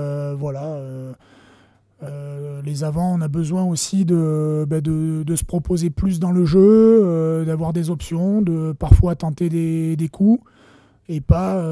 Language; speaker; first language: French; native; French